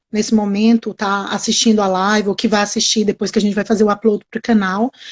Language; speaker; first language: Portuguese; native; Portuguese